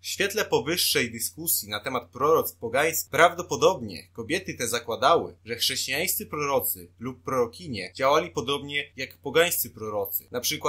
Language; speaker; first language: Polish; native; Polish